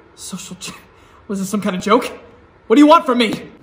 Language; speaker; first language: English; native; English